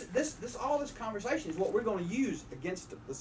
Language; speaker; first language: English; native; English